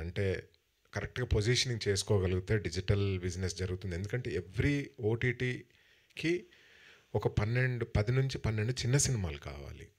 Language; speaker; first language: Telugu; native; Telugu